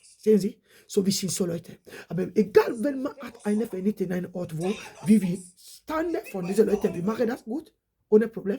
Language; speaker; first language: German; non-native, learner; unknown